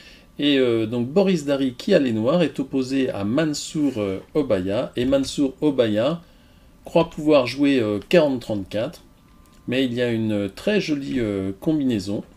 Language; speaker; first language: French; native; French